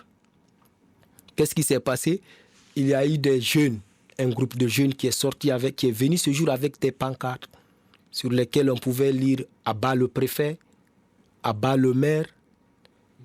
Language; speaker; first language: French; non-native, local second language; Mandingo